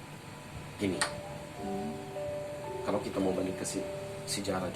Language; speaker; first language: Indonesian; non-native, fluent; Arabic